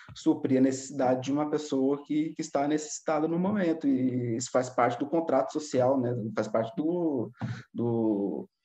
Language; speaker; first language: Portuguese; native; Portuguese